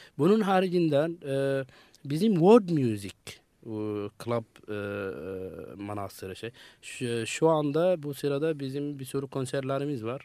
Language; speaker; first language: Turkish; non-native, fluent; Arabic